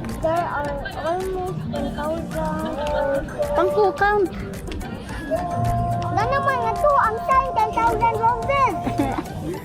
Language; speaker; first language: English; non-native, local second language; Cebuano